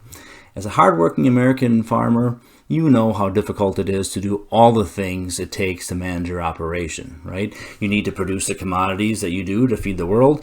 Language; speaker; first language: English; native; English